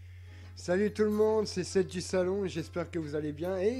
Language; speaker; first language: French; native; French